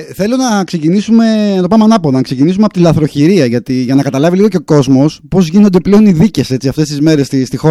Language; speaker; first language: Greek; native; Greek